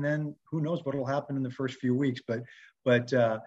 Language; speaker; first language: English; native; English